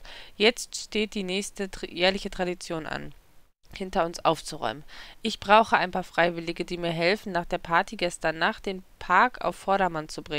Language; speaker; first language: German; native; German